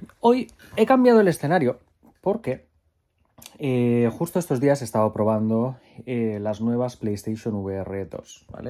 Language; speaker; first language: Spanish; native; Spanish